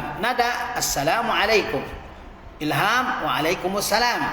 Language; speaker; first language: Arabic; non-native, fluent; Indonesian